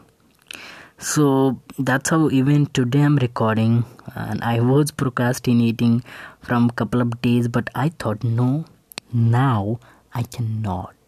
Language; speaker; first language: English; non-native, local second language; Hindi